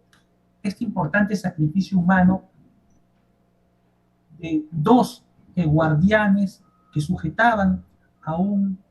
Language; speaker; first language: Spanish; native; Spanish